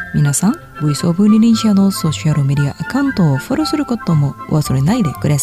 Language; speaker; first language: Japanese; non-native, fluent; Indonesian